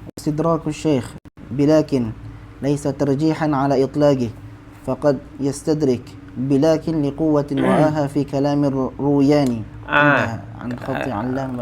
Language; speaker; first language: Arabic; non-native, fluent; Malay